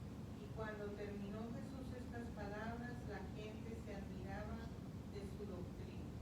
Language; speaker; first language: Spanish; native; Spanish